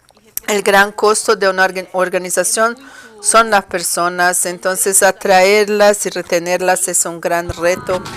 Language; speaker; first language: Spanish; non-native, fluent; Portuguese